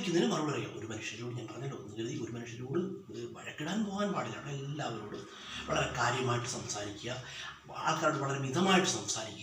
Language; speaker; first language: Malayalam; native; Malayalam